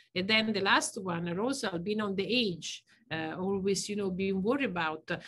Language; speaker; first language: English; non-native, fluent; Italian